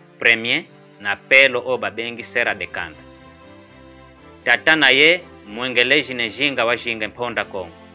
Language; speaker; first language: Lingala; non-native, local second language; Kongo